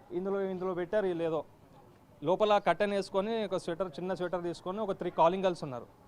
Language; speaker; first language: Telugu; native; Telugu